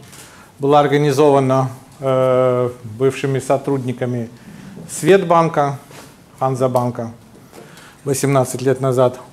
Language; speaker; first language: Russian; native; Russian